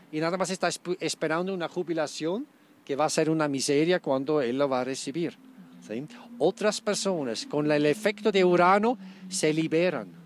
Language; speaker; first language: Spanish; non-native, fluent; German